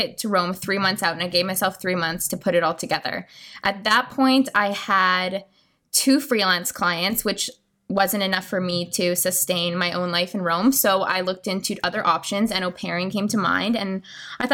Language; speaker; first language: English; native; English